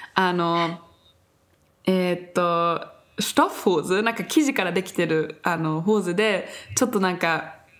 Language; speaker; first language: Japanese; early bilingual, heritage; Japanese